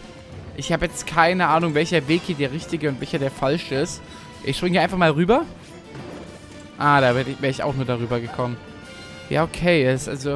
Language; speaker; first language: German; native; German